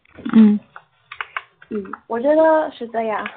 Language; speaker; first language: Chinese; non-native, learner; Korean